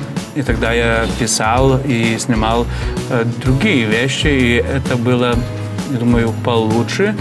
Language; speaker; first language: Russian; non-native, fluent; Lithuanian